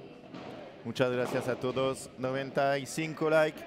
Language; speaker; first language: Spanish; non-native, learner; French